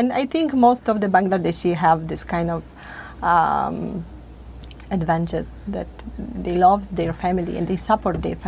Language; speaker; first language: English; non-native, fluent; Polish